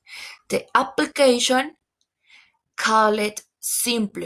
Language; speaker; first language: English; non-native, learner; Spanish